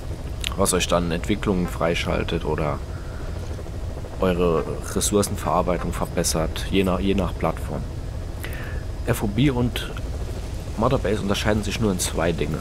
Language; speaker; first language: German; native; German